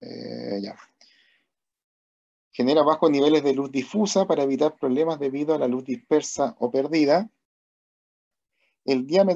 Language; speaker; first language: Spanish; native; Spanish